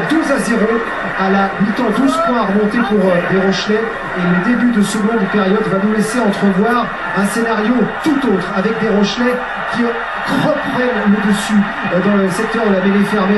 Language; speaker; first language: French; native; French